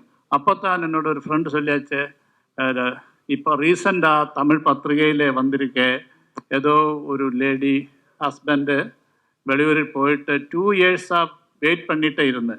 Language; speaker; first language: Tamil; non-native, local second language; Malayalam